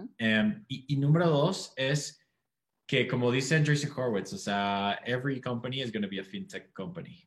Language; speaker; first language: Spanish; non-native, fluent; English